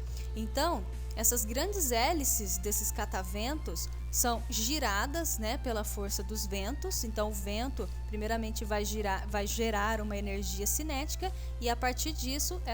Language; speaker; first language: Portuguese; native; Portuguese